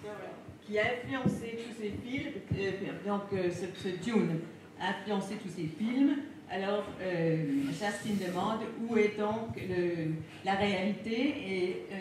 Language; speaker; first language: French; non-native, fluent; Danish